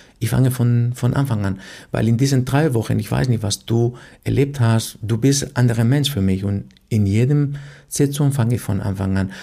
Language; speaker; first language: German; non-native, fluent; Spanish